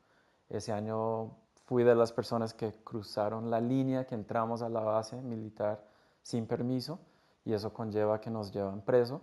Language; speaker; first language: Spanish; non-native, fluent; English